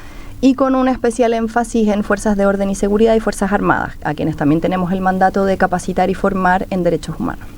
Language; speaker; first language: Spanish; native; Spanish